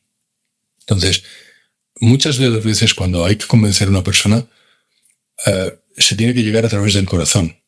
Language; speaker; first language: Spanish; native; Spanish